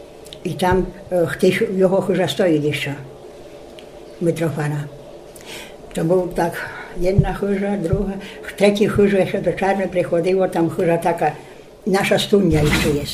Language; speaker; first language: Polish; non-native, local second language; Rusyn